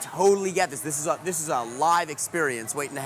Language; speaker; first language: English; native; English